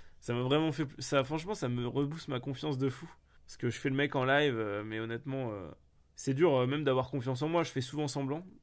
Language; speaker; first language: French; native; French